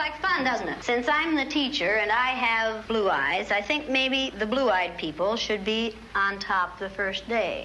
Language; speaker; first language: English; native; English